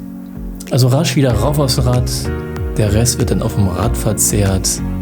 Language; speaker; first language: German; native; German